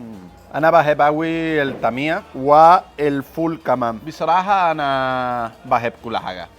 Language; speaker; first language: Arabic; non-native, learner; Spanish